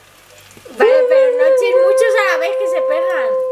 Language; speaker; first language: Spanish; native; Spanish